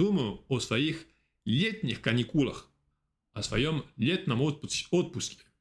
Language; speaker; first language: Russian; non-native, fluent; French